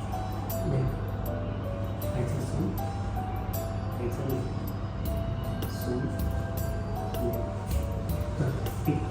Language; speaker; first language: Vietnamese; non-native, learner; Hindi